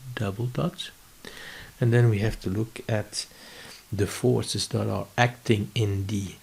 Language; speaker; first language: English; non-native, fluent; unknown